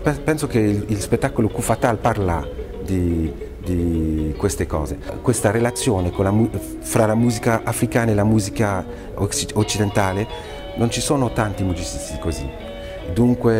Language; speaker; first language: Italian; non-native, fluent; French